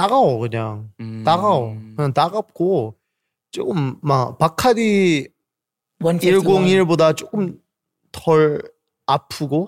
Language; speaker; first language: Korean; early bilingual, heritage; English